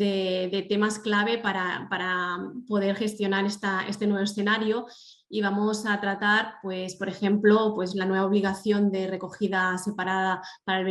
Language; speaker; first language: Spanish; non-native, local second language; Catalan